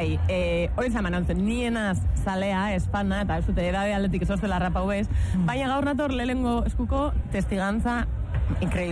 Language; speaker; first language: Basque; native; Basque